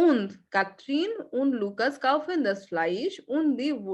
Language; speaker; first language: German; non-native, learner; Bangla